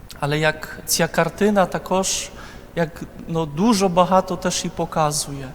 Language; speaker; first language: Ukrainian; non-native, fluent; Polish